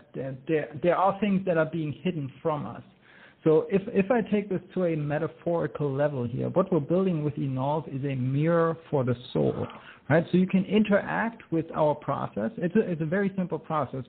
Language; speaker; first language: English; non-native, fluent; German